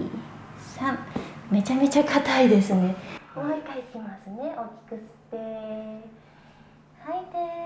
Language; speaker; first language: Japanese; native; Japanese